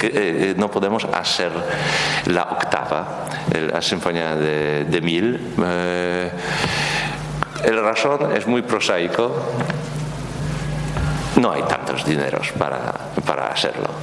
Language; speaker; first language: Spanish; non-native, learner; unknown